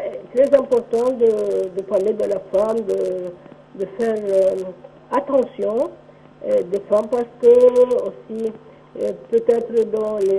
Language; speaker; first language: French; non-native, local second language; Arabic